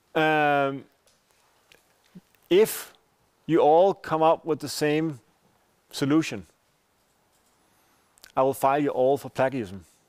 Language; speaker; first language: English; non-native, fluent; Danish